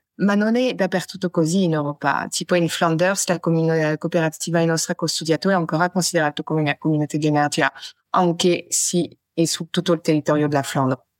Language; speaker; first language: Italian; non-native, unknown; French